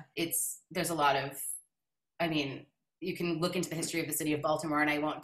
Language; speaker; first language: English; native; English